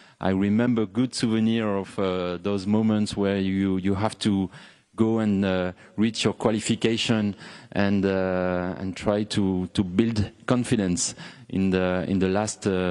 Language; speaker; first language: English; non-native, fluent; French